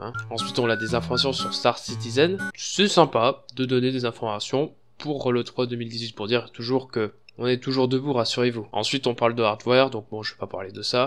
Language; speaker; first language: French; native; French